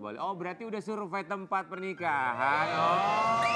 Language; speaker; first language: Indonesian; native; Indonesian